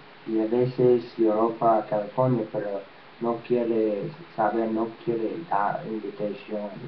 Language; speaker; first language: Spanish; non-native, learner; English